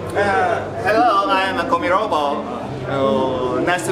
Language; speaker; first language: English; non-native, learner; Japanese